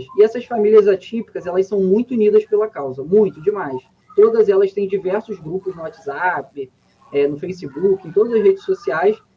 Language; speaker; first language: Portuguese; native; Portuguese